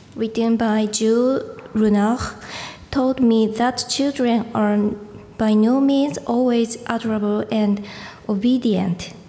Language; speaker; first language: English; non-native, learner; Japanese